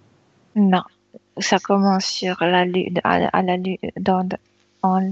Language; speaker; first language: French; non-native, fluent; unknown